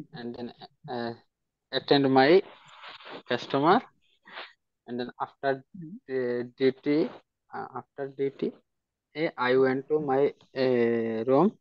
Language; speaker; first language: English; non-native, learner; Hindi